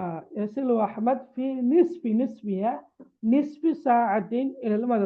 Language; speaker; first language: Arabic; non-native, fluent; Tamil